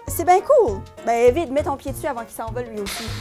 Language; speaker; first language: French; native; French